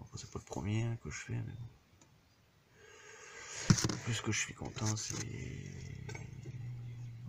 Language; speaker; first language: French; native; French